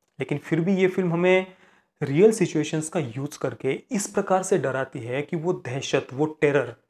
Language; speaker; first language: Hindi; non-native, local second language; Marathi